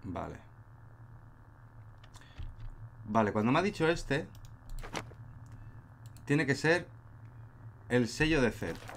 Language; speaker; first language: Spanish; native; Spanish